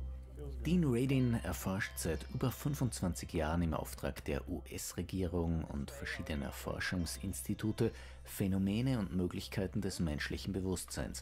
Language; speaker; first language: German; native; German